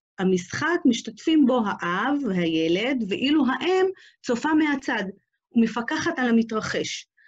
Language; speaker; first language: Hebrew; non-native, local second language; Arabic